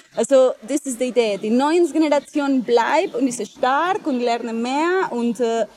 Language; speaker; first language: German; non-native, fluent; Spanish